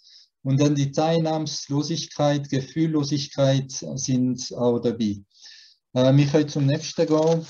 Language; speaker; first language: German; early bilingual, heritage; German